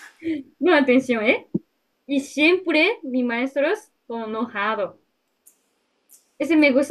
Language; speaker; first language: Spanish; non-native, learner; Japanese